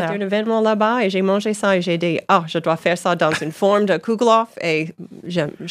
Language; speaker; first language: French; non-native, learner; English